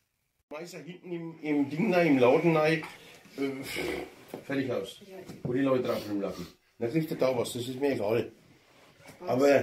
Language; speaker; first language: German; native; German